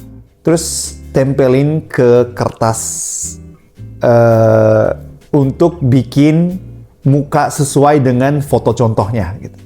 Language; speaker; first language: Indonesian; non-native, fluent; Japanese